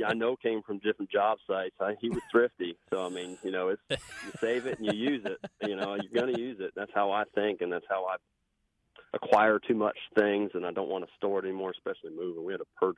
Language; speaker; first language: English; native; English